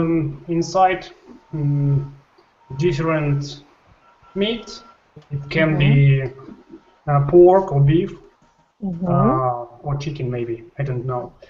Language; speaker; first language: English; non-native, learner; Russian